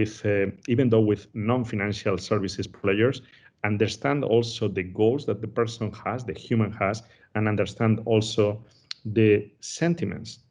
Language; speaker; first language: English; non-native, fluent; Spanish